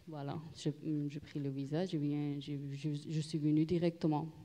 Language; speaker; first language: French; non-native, learner; Persian